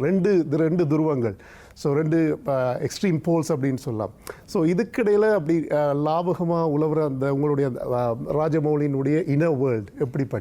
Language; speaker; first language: Tamil; native; Tamil